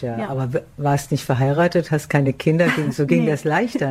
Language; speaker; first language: German; native; German